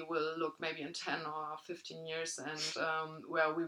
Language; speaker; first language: English; non-native, fluent; German